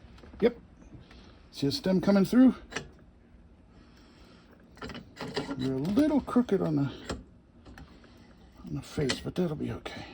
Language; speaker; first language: English; native; English